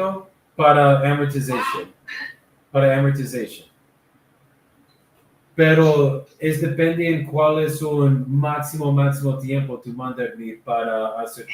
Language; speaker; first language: Spanish; non-native, learner; English